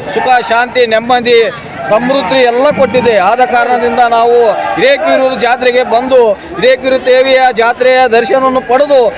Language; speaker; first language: Kannada; native; Kannada